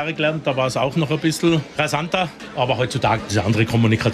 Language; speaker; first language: German; native; German